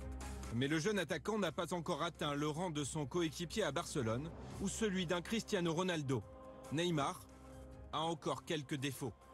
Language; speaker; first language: French; native; French